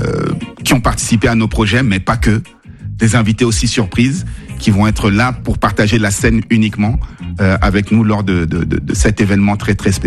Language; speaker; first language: French; native; French